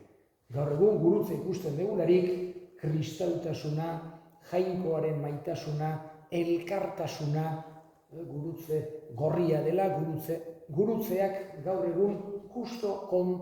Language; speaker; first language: Basque; native; Basque